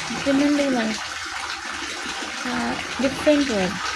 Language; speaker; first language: Malayalam; non-native, local second language; Telugu